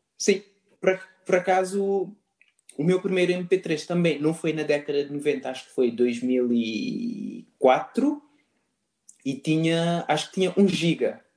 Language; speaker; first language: Portuguese; non-native, local second language; Kabuverdianu